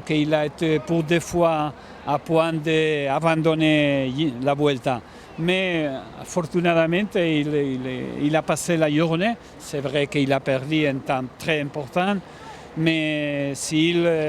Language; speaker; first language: French; non-native, learner; Spanish